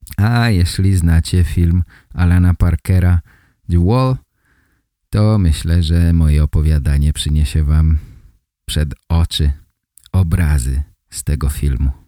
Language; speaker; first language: Polish; native; Polish